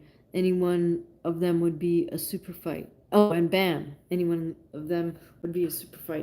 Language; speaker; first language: English; native; English